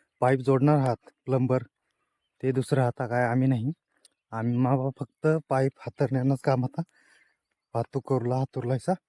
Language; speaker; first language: Marathi; non-native, local second language; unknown